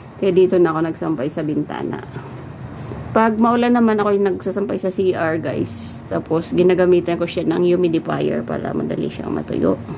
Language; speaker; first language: Filipino; native; Filipino